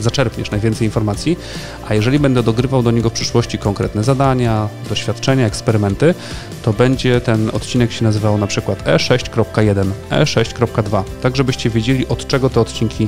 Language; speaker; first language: Polish; native; Polish